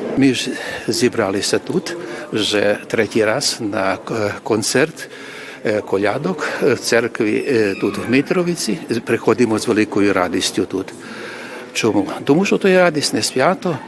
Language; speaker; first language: Ukrainian; early bilingual, heritage; Ukrainian